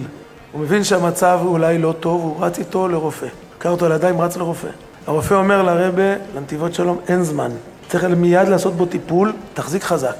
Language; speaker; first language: Hebrew; native; Hebrew